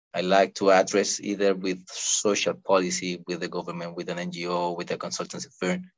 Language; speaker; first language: English; non-native, fluent; Spanish